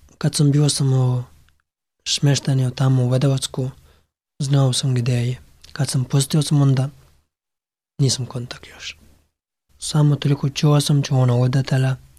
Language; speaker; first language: Serbian; non-native, learner; Pashto